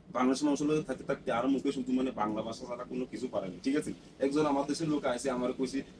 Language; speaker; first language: Bangla; non-native, learner; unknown